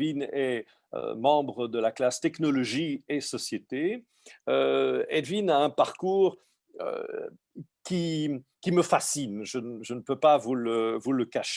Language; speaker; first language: French; native; French